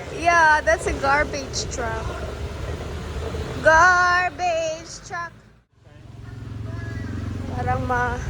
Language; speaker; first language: English; non-native, local second language; Filipino